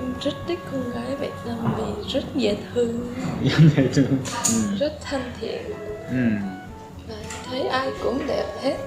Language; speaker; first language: Vietnamese; non-native, fluent; Japanese